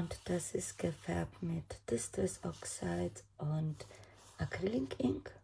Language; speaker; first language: German; non-native, fluent; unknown